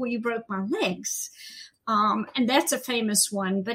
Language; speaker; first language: English; native; English